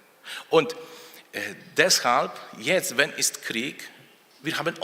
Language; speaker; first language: German; non-native, fluent; Polish